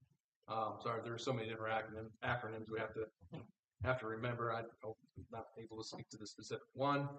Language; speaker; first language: English; native; English